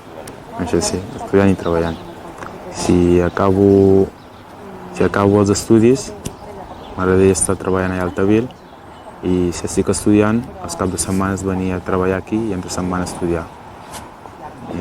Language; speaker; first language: Catalan; early bilingual, other home language; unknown